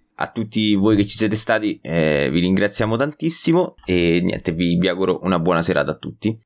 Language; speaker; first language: Italian; native; Italian